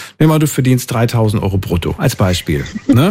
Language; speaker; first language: German; native; German